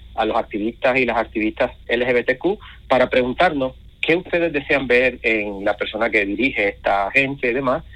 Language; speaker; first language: Spanish; native; Spanish